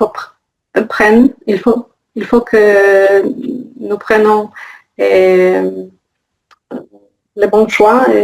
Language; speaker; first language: French; non-native, learner; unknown